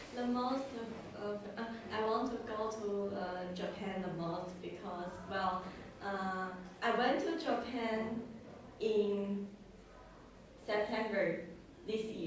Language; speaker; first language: English; non-native, learner; Chinese